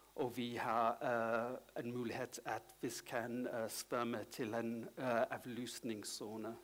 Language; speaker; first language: Norwegian; non-native, learner; English